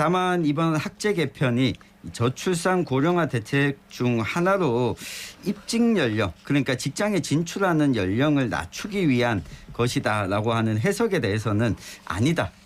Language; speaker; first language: Korean; native; Korean